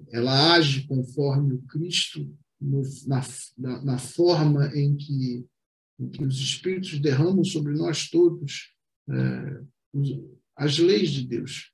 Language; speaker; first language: Portuguese; native; Portuguese